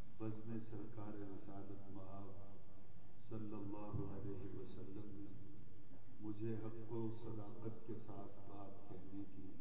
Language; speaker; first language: Urdu; non-native, local second language; Punjabi